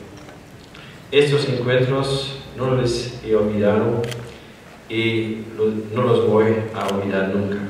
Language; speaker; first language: Spanish; non-native, fluent; German